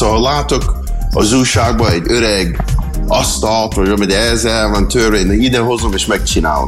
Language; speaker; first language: Hungarian; early bilingual, heritage; Hungarian